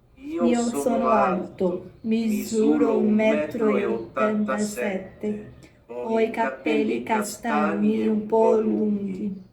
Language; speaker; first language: Italian; non-native, learner; Portuguese